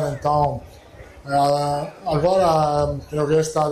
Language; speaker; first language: Portuguese; non-native, fluent; Italian